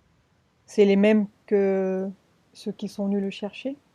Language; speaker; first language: French; native; French